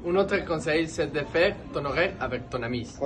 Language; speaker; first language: French; non-native, learner; Spanish